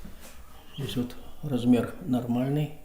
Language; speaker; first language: Russian; native; Russian